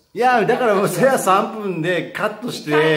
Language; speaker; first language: Japanese; native; Japanese